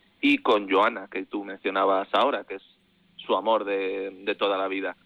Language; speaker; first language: Spanish; native; Spanish